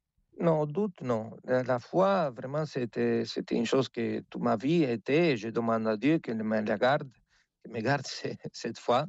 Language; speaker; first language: French; non-native, fluent; Spanish